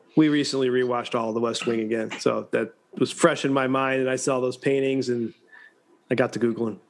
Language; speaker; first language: English; native; English